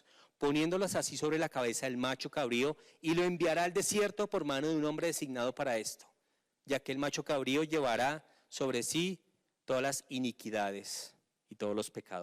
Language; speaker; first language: Spanish; native; Spanish